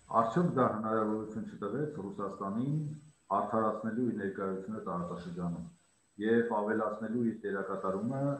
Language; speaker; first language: Armenian; native; Armenian